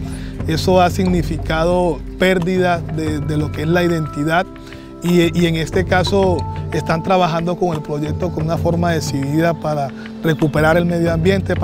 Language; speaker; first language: Spanish; native; Spanish